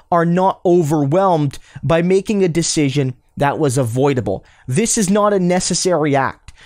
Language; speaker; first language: English; native; English